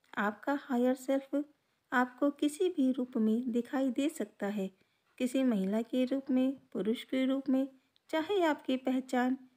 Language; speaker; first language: Hindi; native; Hindi